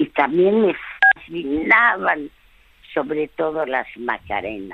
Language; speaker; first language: Spanish; early bilingual, other home language; French